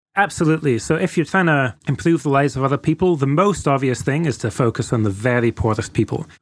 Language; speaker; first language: English; native; English